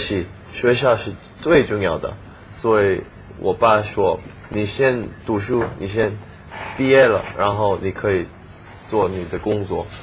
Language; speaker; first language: Chinese; non-native, learner; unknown